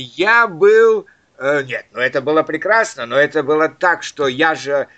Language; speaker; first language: Russian; native; Russian